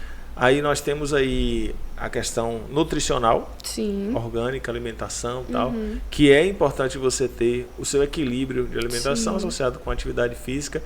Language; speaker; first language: Portuguese; native; Portuguese